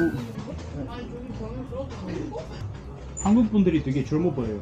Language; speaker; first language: Korean; non-native, fluent; Russian